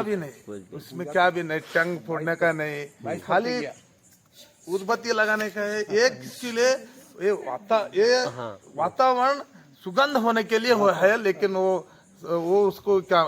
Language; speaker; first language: Hindi; non-native, local second language; Kannada